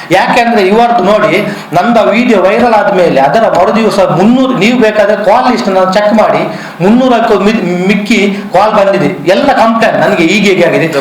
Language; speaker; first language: Kannada; non-native, local second language; Tulu